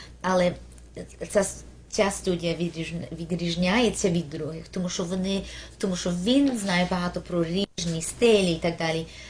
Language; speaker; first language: Ukrainian; early bilingual, heritage; Ukrainian